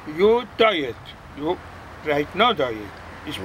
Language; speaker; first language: English; non-native, learner; Persian